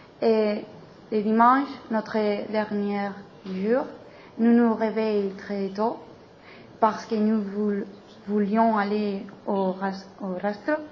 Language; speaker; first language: French; non-native, learner; Spanish